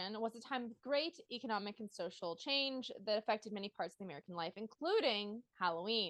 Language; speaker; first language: English; native; English